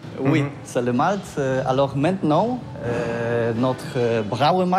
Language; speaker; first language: French; non-native, learner; Polish